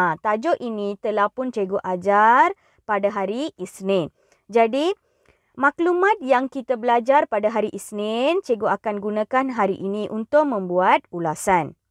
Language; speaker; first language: Malay; non-native, local second language; Tamil